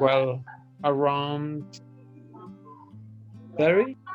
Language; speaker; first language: English; non-native, fluent; Spanish